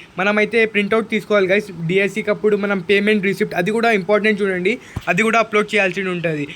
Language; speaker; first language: Telugu; non-native, local second language; Urdu